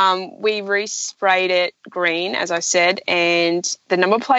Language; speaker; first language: English; native; English